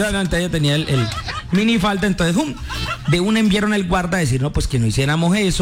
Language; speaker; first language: Spanish; native; Spanish